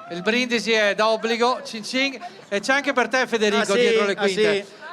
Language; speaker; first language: Italian; native; Italian